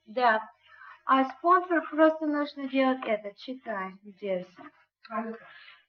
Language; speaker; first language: Russian; non-native, learner; English